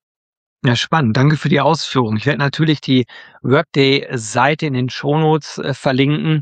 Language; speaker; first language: German; native; German